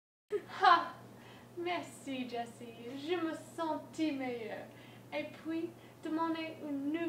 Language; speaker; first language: French; non-native, learner; English